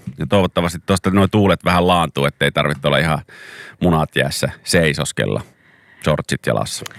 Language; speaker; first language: Finnish; native; Finnish